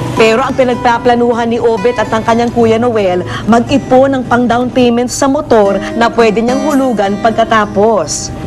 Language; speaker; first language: Filipino; native; Filipino